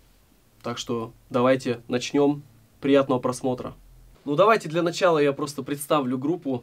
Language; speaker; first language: Russian; native; Russian